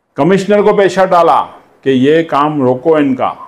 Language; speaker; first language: Hindi; non-native, local second language; Sindhi